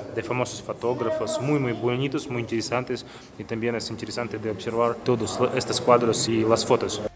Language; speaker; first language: Spanish; non-native, learner; Russian